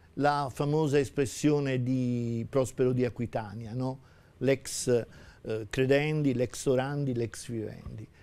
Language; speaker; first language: Italian; native; Italian